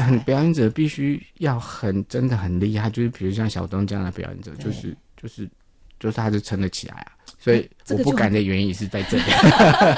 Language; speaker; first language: Chinese; non-native, local second language; Min Nan Chinese